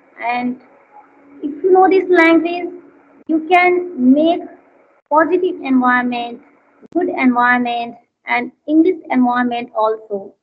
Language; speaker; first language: English; non-native, learner; Hindi